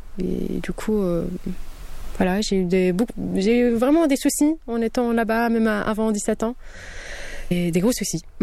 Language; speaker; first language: French; non-native, local second language; Kabyle